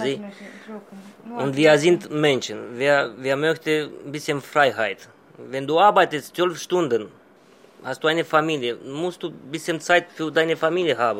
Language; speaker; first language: German; non-native, learner; Romanian